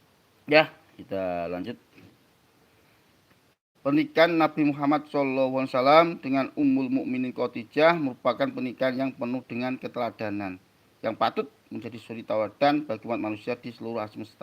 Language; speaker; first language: Indonesian; native; Indonesian